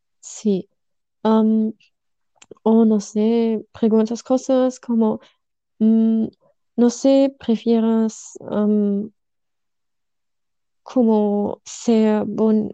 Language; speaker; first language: Spanish; non-native, learner; German